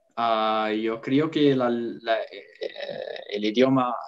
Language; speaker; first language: English; non-native, fluent; Arabic